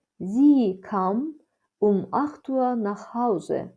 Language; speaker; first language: German; non-native, fluent; Azerbaijani